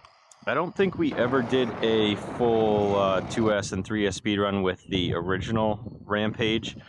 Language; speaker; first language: English; native; English